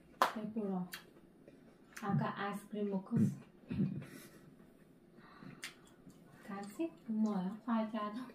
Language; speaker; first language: Korean; non-native, learner; Vietnamese